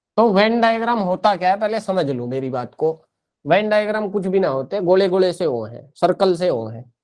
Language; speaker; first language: Hindi; native; Hindi